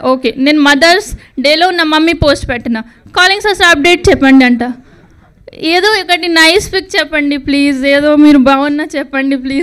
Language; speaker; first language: Telugu; non-native, learner; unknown